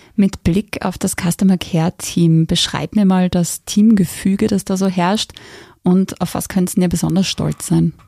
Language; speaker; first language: German; native; German